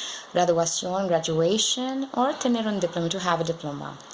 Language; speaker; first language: Spanish; non-native, learner; English